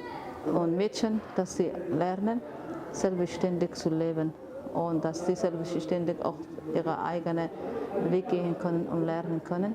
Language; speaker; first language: German; non-native, fluent; Somali